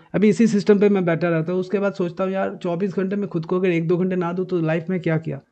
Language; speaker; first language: Hindi; non-native, local second language; Bangla